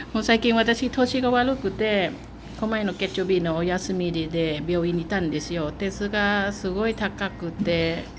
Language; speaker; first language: Japanese; non-native, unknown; Thai